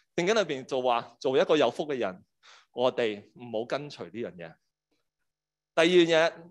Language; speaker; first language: Cantonese; native; Cantonese